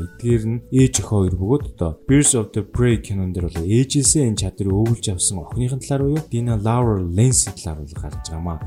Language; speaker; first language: Mongolian; native; Mongolian